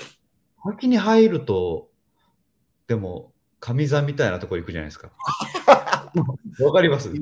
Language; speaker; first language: Japanese; native; Japanese